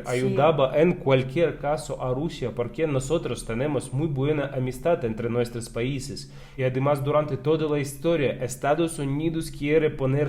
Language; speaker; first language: Spanish; non-native, fluent; Russian